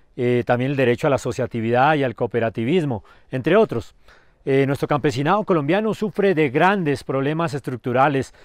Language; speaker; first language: Spanish; native; Spanish